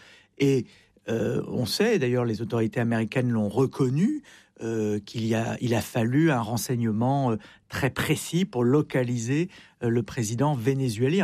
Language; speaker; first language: French; native; French